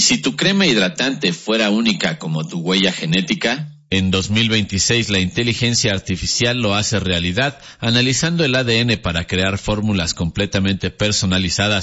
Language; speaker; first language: Spanish; native; Spanish